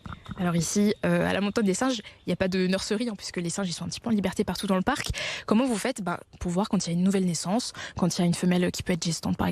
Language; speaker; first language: French; native; French